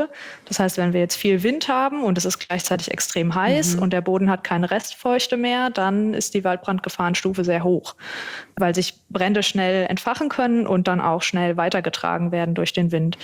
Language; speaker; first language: German; native; German